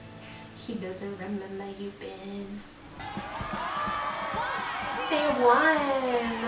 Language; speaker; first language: English; native; English